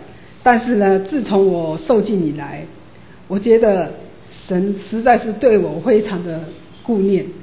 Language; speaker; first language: Chinese; native; Chinese